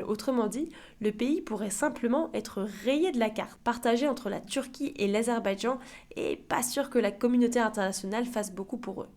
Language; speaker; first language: French; native; French